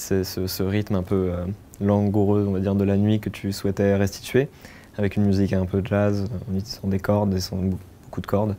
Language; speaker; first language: French; native; French